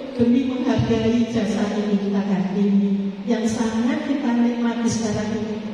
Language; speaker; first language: Indonesian; native; Indonesian